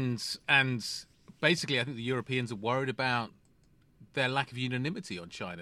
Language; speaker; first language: English; native; English